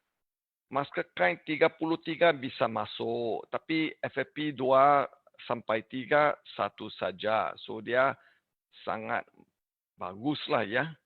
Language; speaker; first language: Indonesian; non-native, learner; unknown